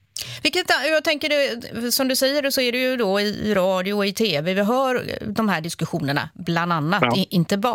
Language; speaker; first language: Swedish; native; Swedish